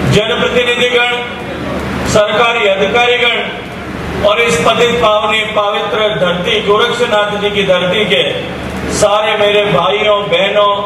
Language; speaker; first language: Hindi; native; Hindi